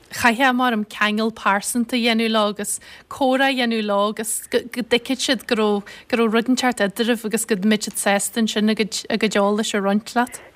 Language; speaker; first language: Irish; native; Irish